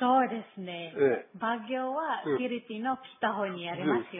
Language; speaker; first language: Japanese; non-native, learner; Filipino